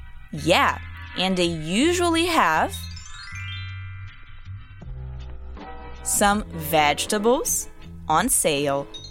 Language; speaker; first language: English; non-native, fluent; Portuguese